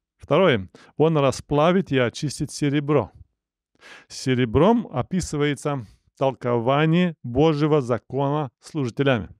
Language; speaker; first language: Russian; non-native, local second language; Romanian